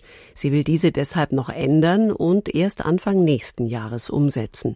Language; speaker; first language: German; native; German